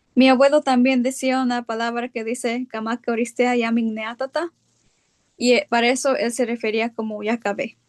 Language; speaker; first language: Spanish; early bilingual, heritage; Spanish